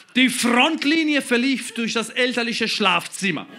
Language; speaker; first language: German; non-native, fluent; Croatian